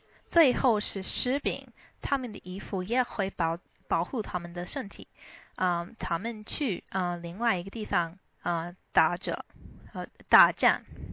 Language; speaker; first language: Chinese; non-native, learner; English